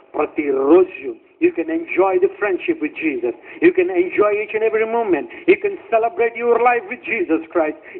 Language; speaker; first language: English; non-native, local second language; Telugu